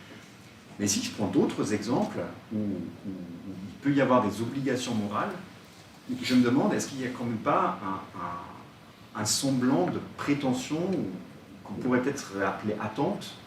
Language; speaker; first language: French; native; French